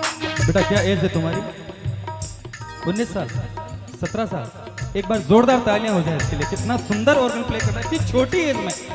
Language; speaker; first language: Hindi; native; Hindi